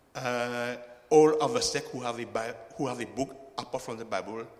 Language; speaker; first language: English; non-native, fluent; Chinese